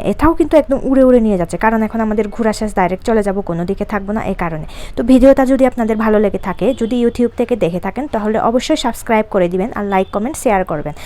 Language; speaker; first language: Bangla; non-native, local second language; Chakma